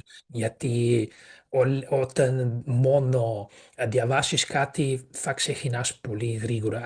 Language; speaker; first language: Greek; non-native, fluent; Portuguese